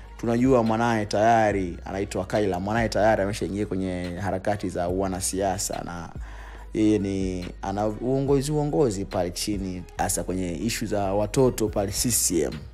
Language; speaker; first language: Swahili; native; Swahili